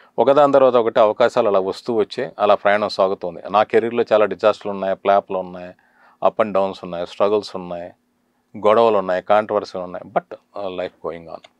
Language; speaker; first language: Telugu; native; Telugu